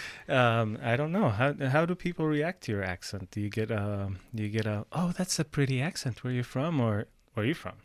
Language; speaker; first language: English; non-native, fluent; Arabic